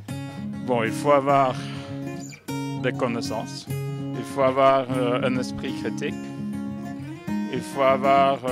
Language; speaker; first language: French; non-native, fluent; Norwegian